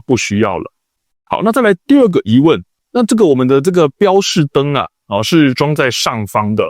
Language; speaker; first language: Chinese; native; Chinese